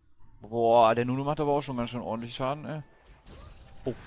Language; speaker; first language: German; native; German